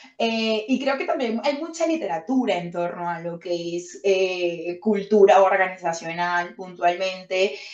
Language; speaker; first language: Spanish; native; Spanish